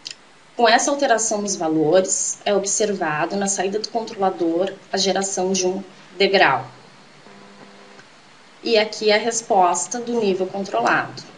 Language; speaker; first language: Portuguese; native; Portuguese